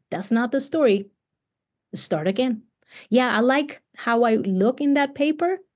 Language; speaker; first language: English; non-native, fluent; Spanish